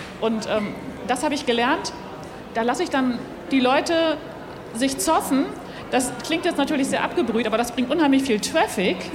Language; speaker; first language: German; native; German